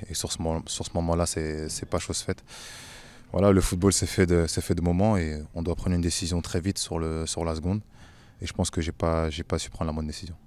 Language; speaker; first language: French; native; French